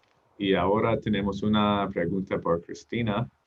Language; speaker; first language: Spanish; non-native, learner; English